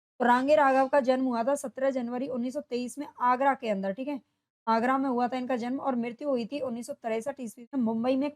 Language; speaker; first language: Hindi; native; Hindi